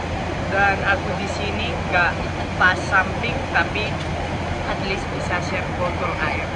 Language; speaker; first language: Indonesian; non-native, fluent; Spanish